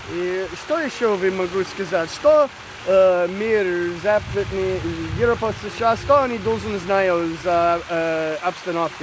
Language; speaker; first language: Russian; non-native, learner; English